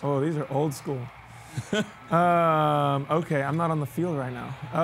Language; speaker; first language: English; early bilingual, other home language; Spanish